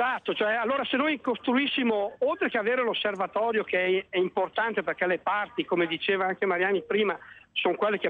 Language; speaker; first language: Italian; native; Italian